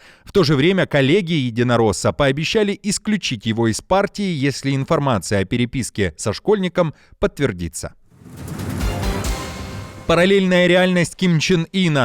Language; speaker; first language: Russian; native; Russian